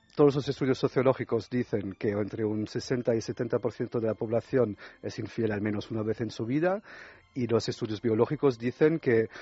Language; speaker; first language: Spanish; non-native, fluent; French